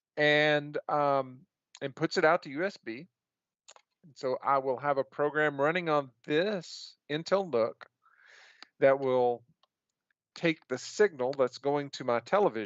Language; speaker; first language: English; native; English